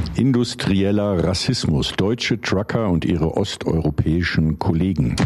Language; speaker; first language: German; native; German